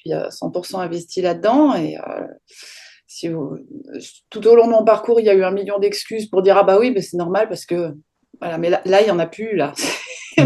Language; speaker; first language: French; native; French